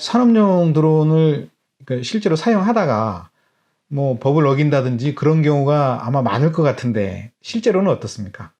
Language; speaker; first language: Korean; native; Korean